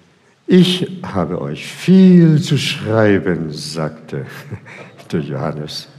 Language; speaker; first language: German; non-native, fluent; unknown